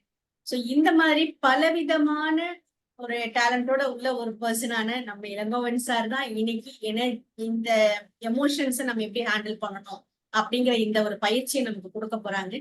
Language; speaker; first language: Tamil; native; Tamil